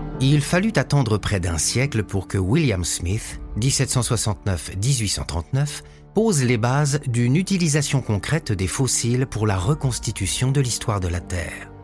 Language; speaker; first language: French; native; French